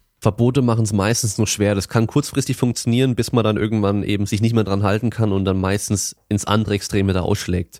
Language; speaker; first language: German; native; German